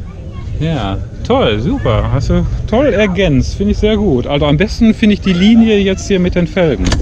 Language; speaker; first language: German; native; German